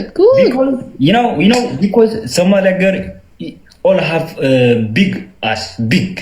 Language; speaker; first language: English; non-native, learner; Tigrinya